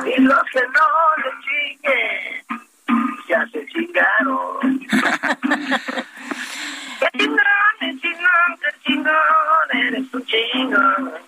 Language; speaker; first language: Spanish; native; Spanish